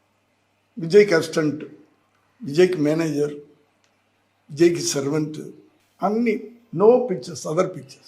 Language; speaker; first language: Telugu; non-native, learner; Tamil